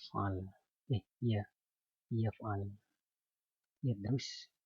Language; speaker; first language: Arabic; non-native, learner; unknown